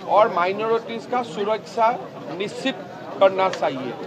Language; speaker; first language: Hindi; non-native, local second language; Assamese